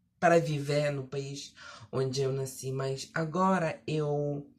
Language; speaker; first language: Portuguese; early bilingual, heritage; Portuguese